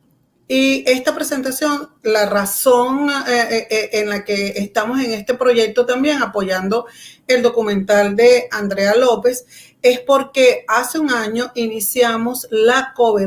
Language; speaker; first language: Spanish; native; Spanish